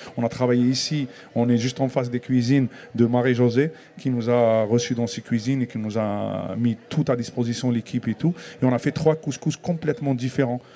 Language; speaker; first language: French; non-native, local second language; Kabyle